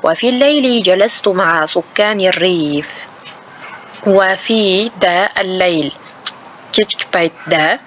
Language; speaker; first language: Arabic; non-native, fluent; Uzbek